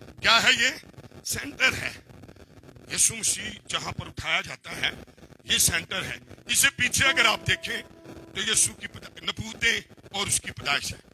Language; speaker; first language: Urdu; non-native, local second language; Punjabi